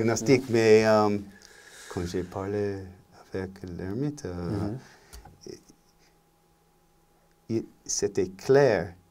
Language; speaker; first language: French; non-native, learner; English